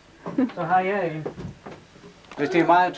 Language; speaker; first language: Danish; native; Danish